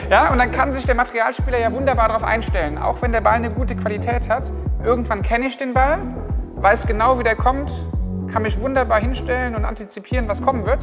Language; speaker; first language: German; native; German